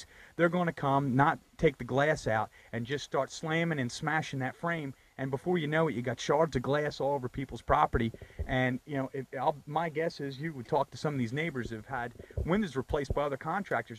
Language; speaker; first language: English; native; English